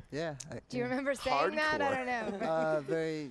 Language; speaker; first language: English; native; English